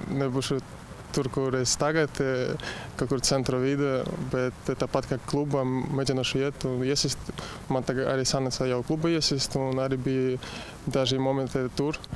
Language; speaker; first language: Latvian; non-native, local second language; Russian